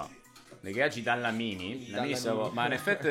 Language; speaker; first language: French; non-native, fluent; Italian